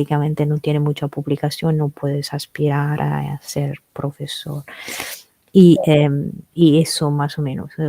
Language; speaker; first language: Spanish; non-native, fluent; Italian